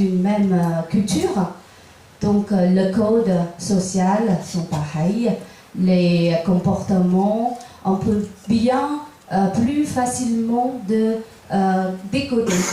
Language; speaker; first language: French; non-native, fluent; Chinese